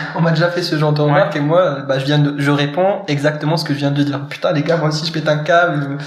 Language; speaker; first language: French; non-native, local second language; Arabic